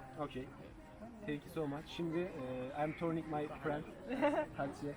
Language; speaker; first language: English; non-native, learner; Turkish